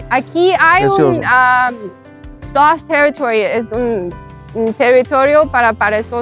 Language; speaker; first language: Spanish; non-native, learner; English